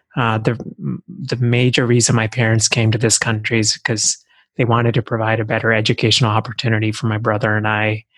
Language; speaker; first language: English; native; English